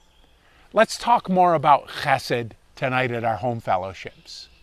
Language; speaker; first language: English; native; English